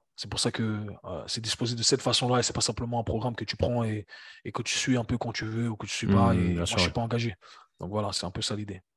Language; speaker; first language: French; native; French